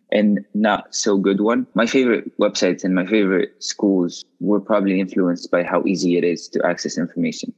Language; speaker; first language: English; non-native, fluent; Arabic